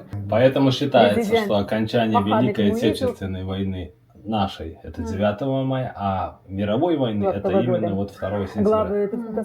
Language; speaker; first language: Russian; native; Russian